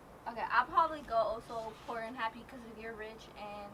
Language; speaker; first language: English; early bilingual, other home language; Spanish